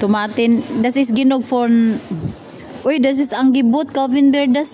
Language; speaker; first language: German; non-native, learner; Cebuano